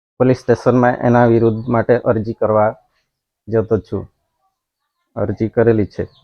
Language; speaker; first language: Gujarati; non-native, local second language; Gamit